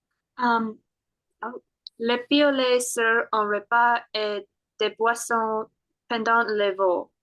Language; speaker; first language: French; non-native, learner; English